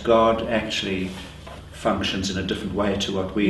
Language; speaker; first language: English; native; English